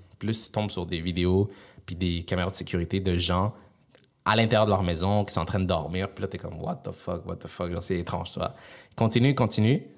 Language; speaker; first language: French; early bilingual, other home language; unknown